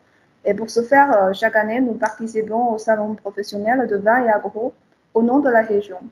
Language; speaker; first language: French; non-native, fluent; Chinese